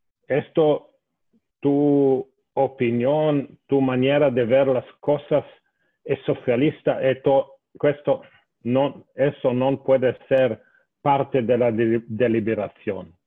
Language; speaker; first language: Spanish; non-native, fluent; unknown